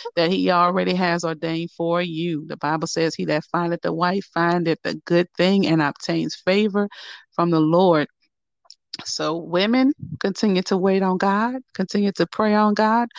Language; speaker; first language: English; native; English